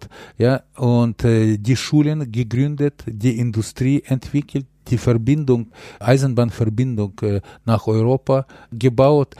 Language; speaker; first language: German; non-native, fluent; Ukrainian